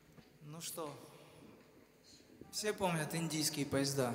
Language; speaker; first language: Russian; native; Russian